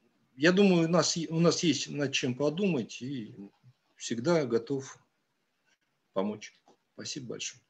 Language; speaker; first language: Russian; native; Russian